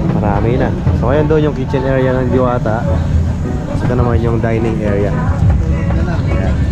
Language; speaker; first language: Filipino; non-native, local second language; Waray